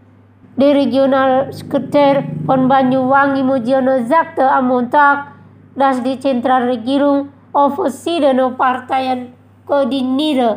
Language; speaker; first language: German; non-native, fluent; Indonesian